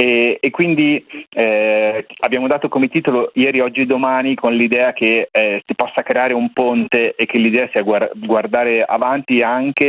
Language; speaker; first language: Italian; native; Italian